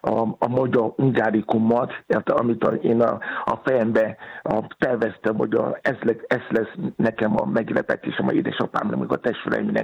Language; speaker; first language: Hungarian; non-native, learner; Yoruba